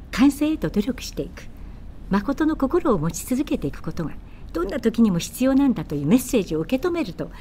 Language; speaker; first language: Japanese; native; Japanese